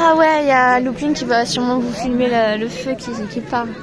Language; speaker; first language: French; native; French